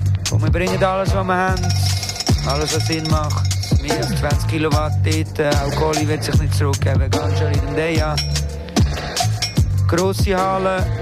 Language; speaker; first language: German; native; German